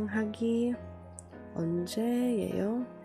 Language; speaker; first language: Korean; non-native, learner; English